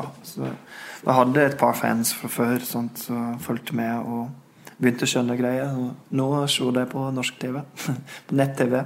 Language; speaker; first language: Norwegian; non-native, fluent; English